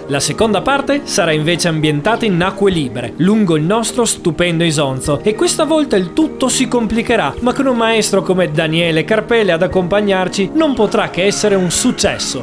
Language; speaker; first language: Italian; native; Italian